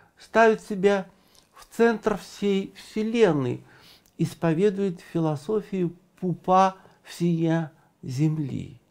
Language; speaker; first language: Russian; native; Russian